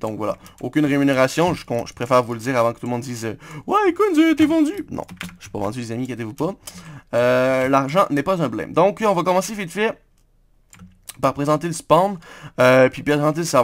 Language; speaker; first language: French; native; French